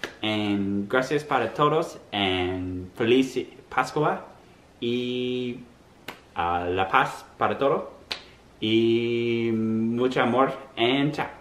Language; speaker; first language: Spanish; non-native, learner; English